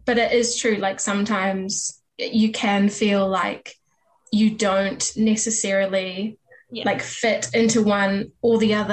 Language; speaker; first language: English; native; English